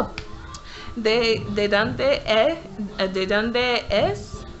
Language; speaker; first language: Spanish; non-native, learner; English